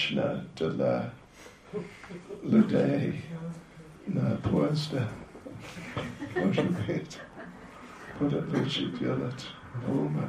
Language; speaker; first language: Russian; non-native, learner; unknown